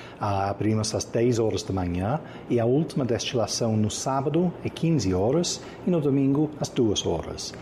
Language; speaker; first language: Portuguese; non-native, fluent; English